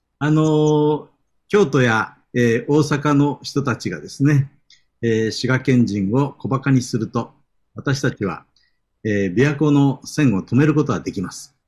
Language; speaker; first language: Japanese; native; Japanese